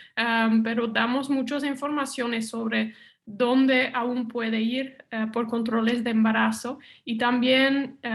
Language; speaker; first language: Spanish; non-native, fluent; Dutch